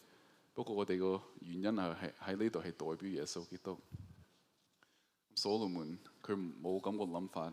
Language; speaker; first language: Cantonese; early bilingual, heritage; Cantonese